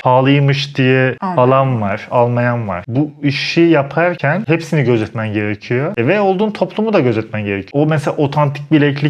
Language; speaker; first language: Turkish; native; Turkish